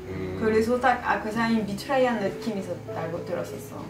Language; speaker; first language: Korean; non-native, fluent; French